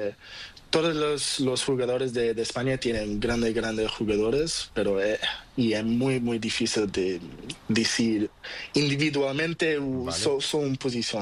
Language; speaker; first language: Spanish; non-native, learner; Portuguese